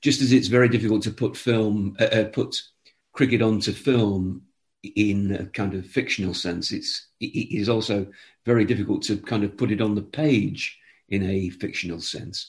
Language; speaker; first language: English; native; English